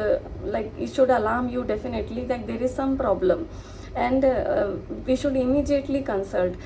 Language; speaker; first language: Hindi; native; Hindi